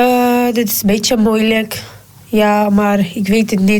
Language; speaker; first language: Dutch; non-native, learner; Kurdish